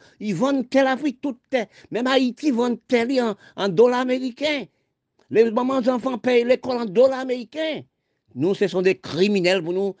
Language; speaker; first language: French; non-native, local second language; Haitian Creole